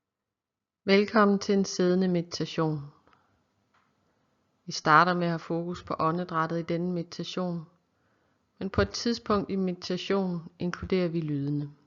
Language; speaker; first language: Danish; native; Danish